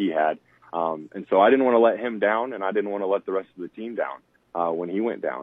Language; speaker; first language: English; native; English